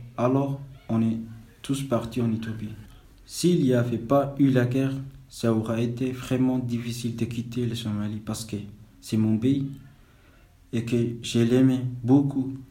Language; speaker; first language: French; non-native, fluent; Somali